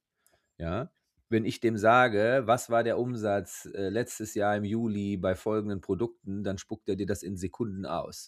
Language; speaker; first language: German; native; German